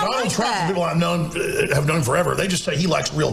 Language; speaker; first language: English; native; English